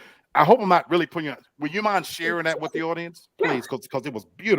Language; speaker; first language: English; native; English